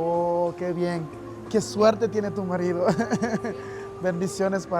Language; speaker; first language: Spanish; non-native, learner; Haitian Creole